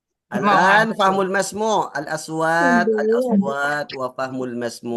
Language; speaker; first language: Arabic; non-native, fluent; Indonesian